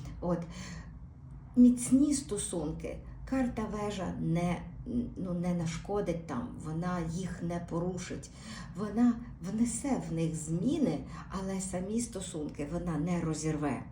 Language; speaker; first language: Ukrainian; native; Ukrainian